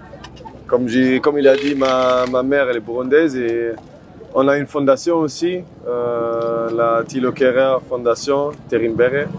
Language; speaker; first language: French; non-native, fluent; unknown